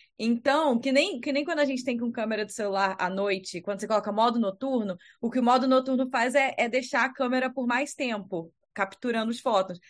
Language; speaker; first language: Portuguese; native; Portuguese